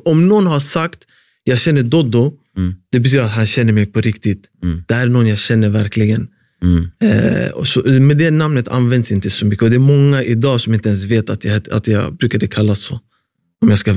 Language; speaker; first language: Swedish; early bilingual, other home language; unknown